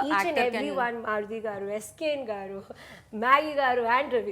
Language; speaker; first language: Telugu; non-native, learner; Malayalam